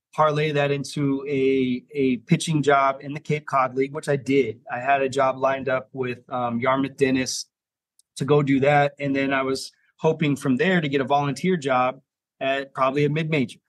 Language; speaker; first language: English; native; English